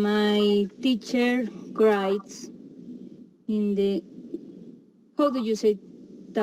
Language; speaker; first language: English; non-native, learner; Spanish